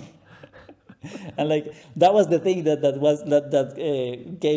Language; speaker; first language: English; non-native, fluent; Spanish